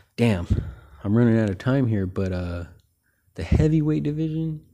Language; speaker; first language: English; early bilingual, other home language; Filipino